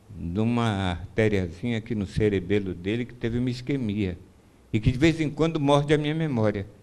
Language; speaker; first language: Portuguese; native; Portuguese